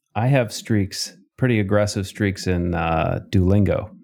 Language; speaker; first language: English; native; English